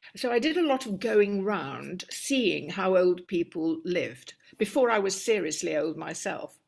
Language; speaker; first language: English; native; English